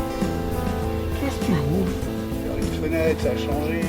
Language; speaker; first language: French; native; French